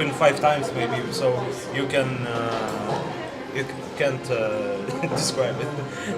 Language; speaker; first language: English; non-native, learner; Russian